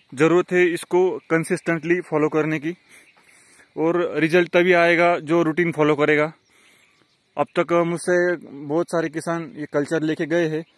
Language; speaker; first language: Hindi; non-native, local second language; Marathi